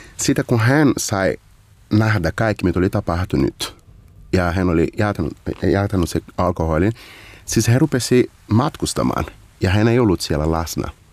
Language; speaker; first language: Finnish; non-native, fluent; Portuguese